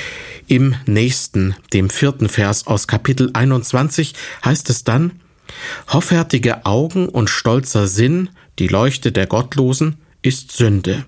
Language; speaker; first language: German; native; German